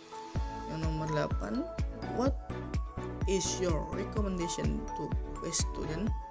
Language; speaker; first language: English; non-native, learner; Indonesian